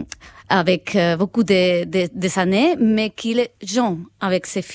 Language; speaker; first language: French; non-native, fluent; Spanish